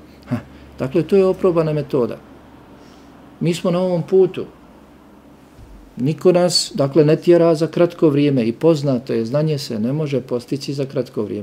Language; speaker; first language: Serbian; native; Serbian